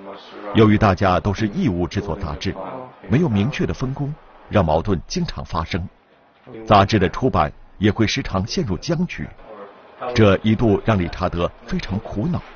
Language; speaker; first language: Chinese; native; Chinese